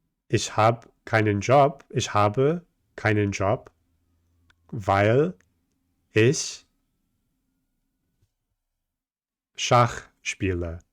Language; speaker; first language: German; non-native, fluent; English